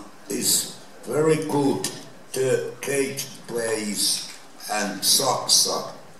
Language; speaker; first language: English; non-native, learner; Finnish